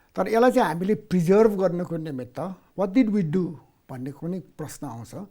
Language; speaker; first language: Nepali; non-native, local second language; Newari